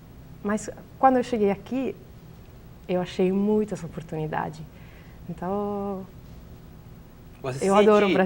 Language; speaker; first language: Portuguese; non-native, learner; Italian